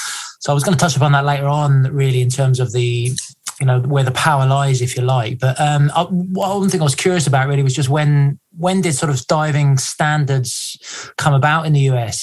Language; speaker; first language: English; native; English